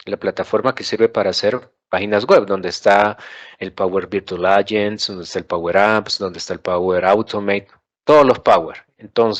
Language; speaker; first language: Spanish; native; Spanish